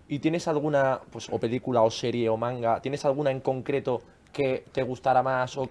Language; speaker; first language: Spanish; native; Spanish